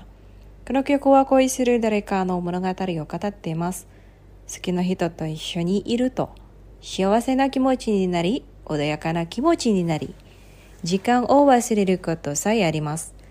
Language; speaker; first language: Japanese; non-native, fluent; Indonesian